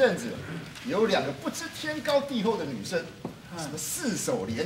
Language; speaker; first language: Chinese; native; Chinese